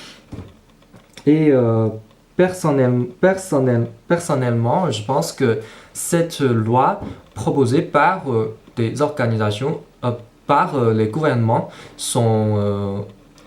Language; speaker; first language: French; non-native, fluent; Chinese